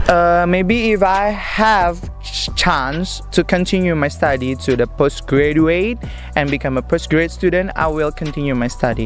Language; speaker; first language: English; non-native, learner; Indonesian